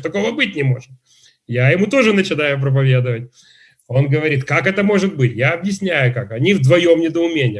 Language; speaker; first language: Russian; native; Russian